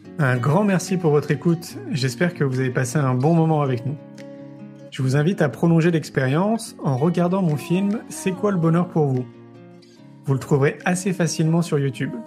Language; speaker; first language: French; native; French